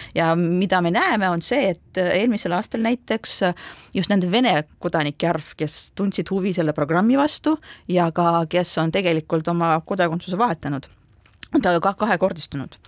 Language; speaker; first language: Estonian; non-native, local second language; Russian